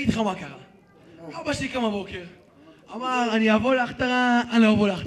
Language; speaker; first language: Hebrew; native; Hebrew